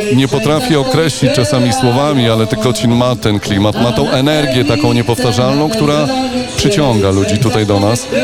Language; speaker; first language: Polish; native; Polish